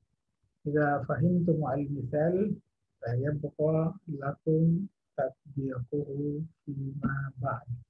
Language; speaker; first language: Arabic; non-native, fluent; Indonesian